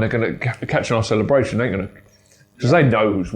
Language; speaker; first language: English; native; English